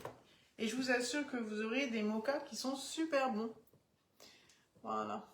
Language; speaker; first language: French; native; French